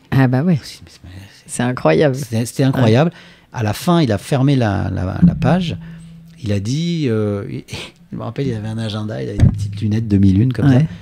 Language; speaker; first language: French; native; French